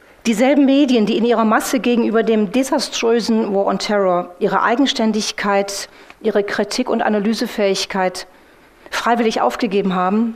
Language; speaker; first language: German; native; German